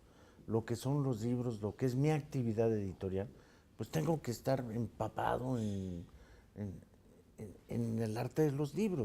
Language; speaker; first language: Spanish; native; Spanish